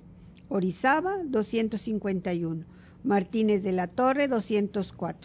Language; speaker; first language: Spanish; native; Spanish